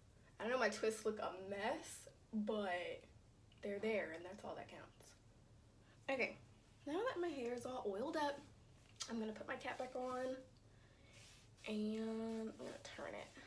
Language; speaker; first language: English; native; English